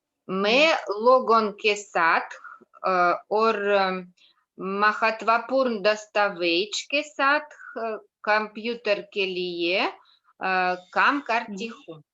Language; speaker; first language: Hindi; non-native, learner; Russian